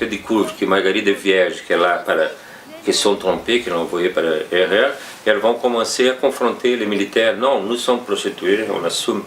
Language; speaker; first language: French; non-native, fluent; Portuguese